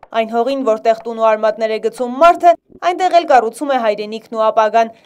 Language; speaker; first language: Armenian; native; Armenian